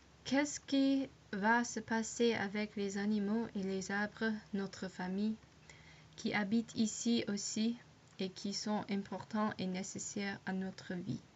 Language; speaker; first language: French; non-native, learner; English